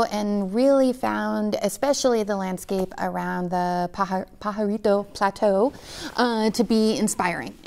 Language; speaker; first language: English; native; English